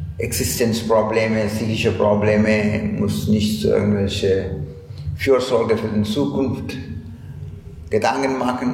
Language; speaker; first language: German; non-native, fluent; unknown